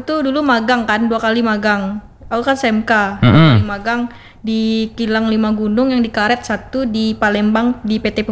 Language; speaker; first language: Indonesian; native; Indonesian